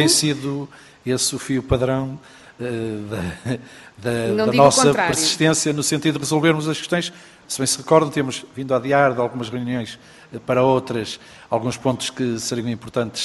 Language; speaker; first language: Portuguese; native; Portuguese